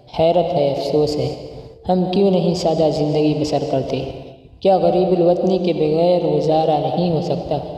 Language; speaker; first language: Urdu; non-native, local second language; Punjabi